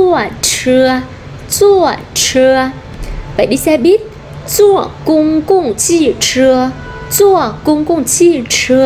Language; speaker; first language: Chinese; non-native, fluent; Vietnamese